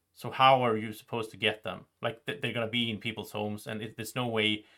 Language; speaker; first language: English; non-native, fluent; Swedish